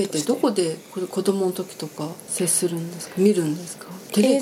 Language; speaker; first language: Japanese; native; Japanese